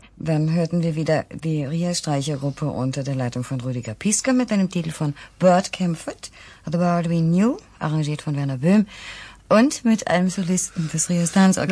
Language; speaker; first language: German; native; German